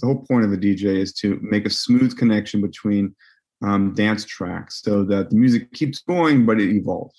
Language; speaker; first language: English; native; English